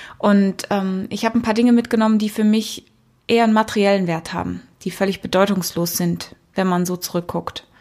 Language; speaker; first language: German; early bilingual, heritage; German